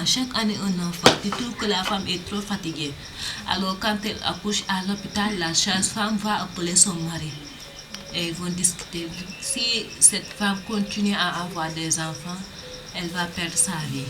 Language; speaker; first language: French; non-native, learner; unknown